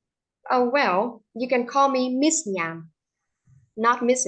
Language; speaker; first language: English; non-native, fluent; Vietnamese